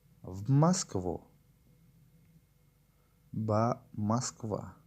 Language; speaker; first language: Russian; non-native, local second language; Tajik